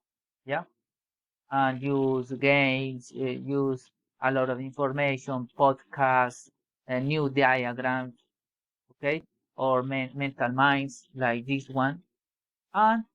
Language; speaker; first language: English; non-native, learner; Spanish